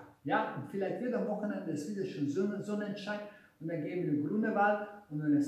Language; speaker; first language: German; non-native, fluent; Hungarian